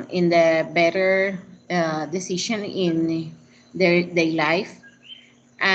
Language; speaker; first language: English; non-native, learner; Spanish